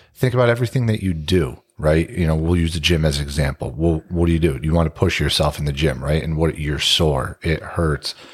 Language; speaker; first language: English; early bilingual, other home language; Italian